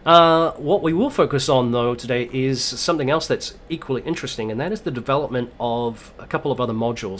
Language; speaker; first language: English; native; English